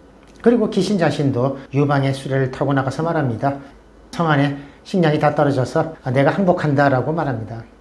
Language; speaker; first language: Korean; native; Korean